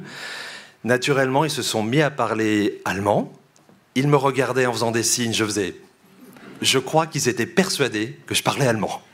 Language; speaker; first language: French; native; French